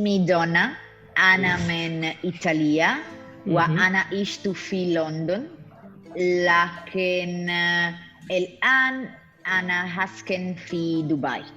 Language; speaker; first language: Arabic; non-native, learner; Italian